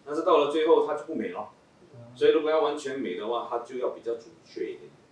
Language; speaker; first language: Chinese; native; Chinese